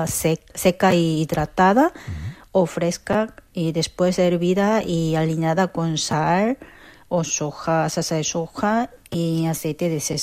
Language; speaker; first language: Spanish; non-native, learner; Korean